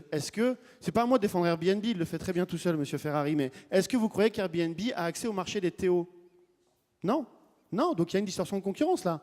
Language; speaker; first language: French; native; French